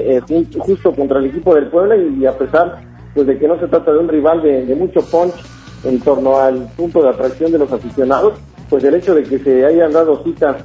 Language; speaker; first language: Spanish; native; Spanish